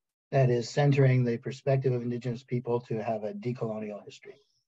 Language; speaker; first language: English; native; English